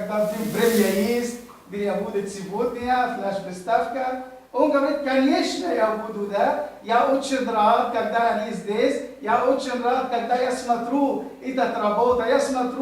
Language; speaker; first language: Russian; non-native, learner; Arabic